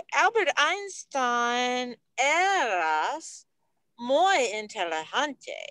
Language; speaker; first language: Spanish; non-native, learner; English